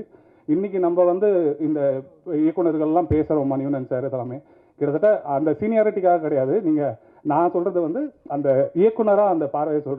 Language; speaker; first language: Tamil; native; Tamil